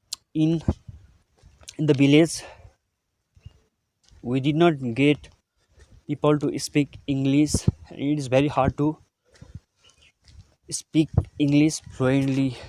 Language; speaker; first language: English; non-native, local second language; Nepali